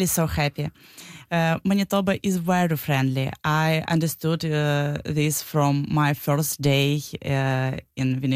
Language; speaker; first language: English; non-native, learner; Ukrainian